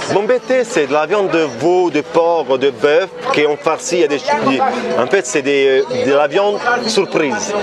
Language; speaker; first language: French; non-native, fluent; Italian